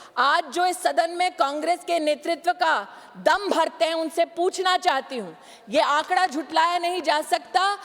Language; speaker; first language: Hindi; native; Hindi